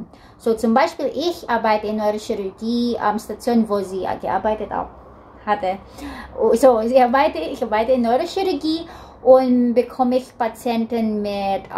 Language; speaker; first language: German; non-native, learner; Filipino